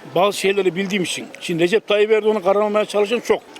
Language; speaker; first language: Turkish; native; Turkish